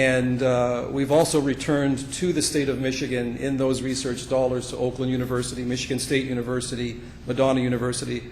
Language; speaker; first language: English; native; English